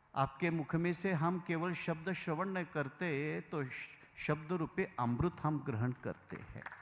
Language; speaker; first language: Hindi; non-native, local second language; Marathi